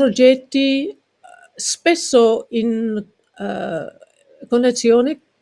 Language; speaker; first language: Italian; non-native, learner; English